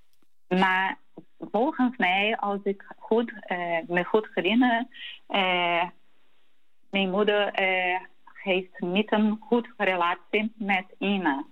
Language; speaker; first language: Dutch; non-native, learner; Portuguese